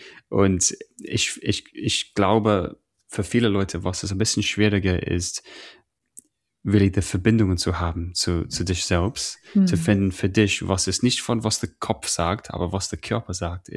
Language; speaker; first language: German; non-native, learner; English